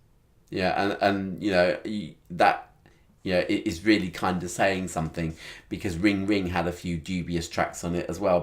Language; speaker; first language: English; native; English